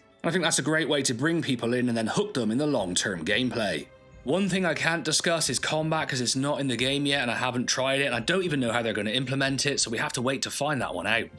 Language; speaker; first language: English; native; English